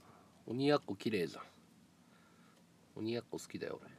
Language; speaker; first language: Japanese; native; Japanese